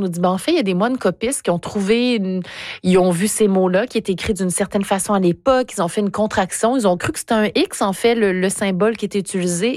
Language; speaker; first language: French; native; French